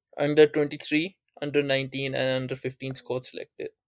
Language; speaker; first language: English; non-native, local second language; Urdu